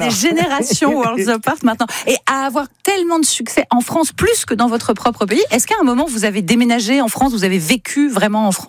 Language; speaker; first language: French; native; French